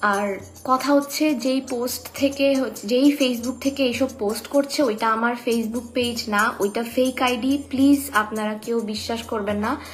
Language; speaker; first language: Bangla; non-native, local second language; Kok Borok